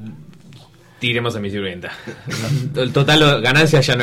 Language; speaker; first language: Spanish; native; Spanish